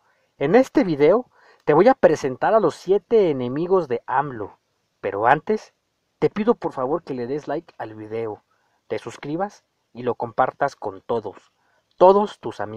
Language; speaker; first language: Spanish; native; Spanish